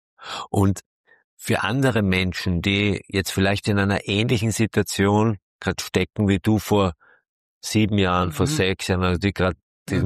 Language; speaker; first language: German; native; German